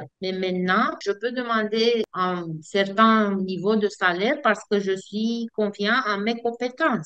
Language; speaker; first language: French; non-native, fluent; Romanian